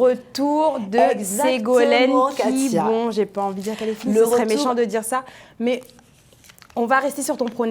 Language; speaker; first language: French; native; French